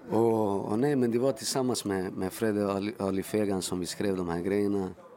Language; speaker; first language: Swedish; early bilingual, other home language; Spanish